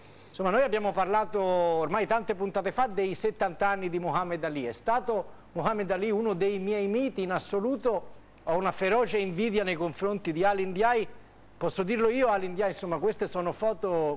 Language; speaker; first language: Italian; native; Italian